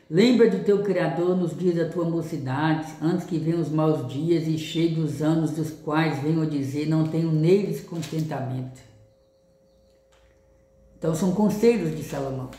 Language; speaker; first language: Portuguese; native; Portuguese